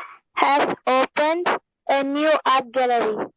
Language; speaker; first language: English; non-native, learner; Tamil